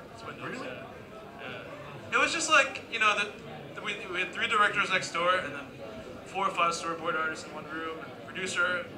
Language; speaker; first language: English; native; English